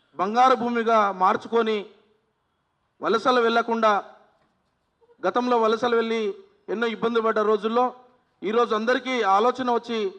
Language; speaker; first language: Telugu; non-native, local second language; Lambadi